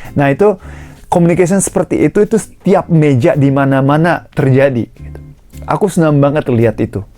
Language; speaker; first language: Indonesian; non-native, fluent; Japanese